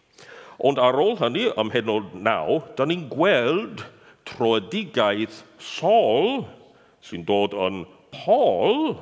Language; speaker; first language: Welsh; non-native, fluent; English